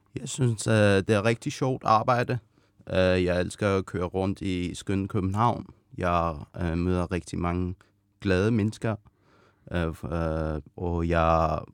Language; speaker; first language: Danish; non-native, fluent; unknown